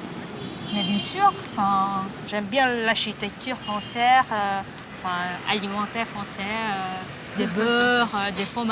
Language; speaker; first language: French; non-native, learner; Vietnamese